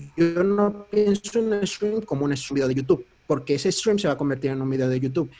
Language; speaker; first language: Spanish; early bilingual, heritage; Spanish